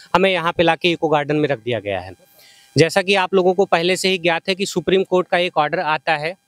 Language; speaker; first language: Hindi; native; Hindi